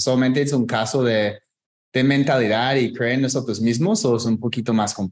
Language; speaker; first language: Spanish; non-native, fluent; English